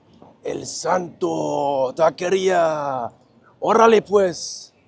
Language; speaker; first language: Spanish; non-native, fluent; German